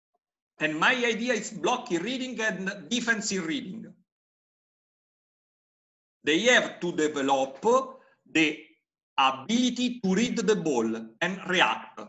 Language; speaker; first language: English; non-native, fluent; Italian